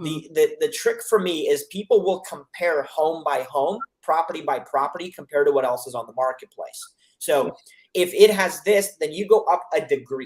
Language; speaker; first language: English; native; English